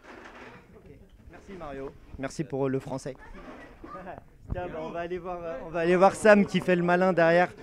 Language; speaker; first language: French; native; French